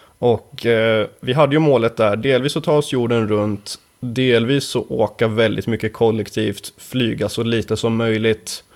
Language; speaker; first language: Swedish; native; Swedish